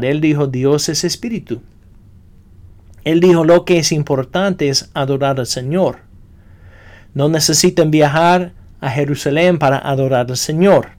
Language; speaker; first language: Spanish; non-native, fluent; English